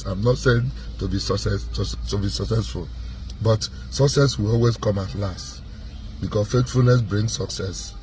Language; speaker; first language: English; non-native, local second language; Igbo